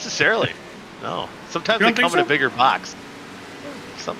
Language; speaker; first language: English; native; English